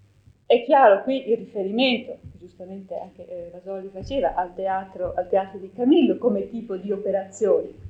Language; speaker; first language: Italian; native; Italian